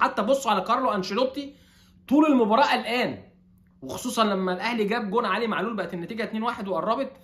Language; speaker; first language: Arabic; native; Arabic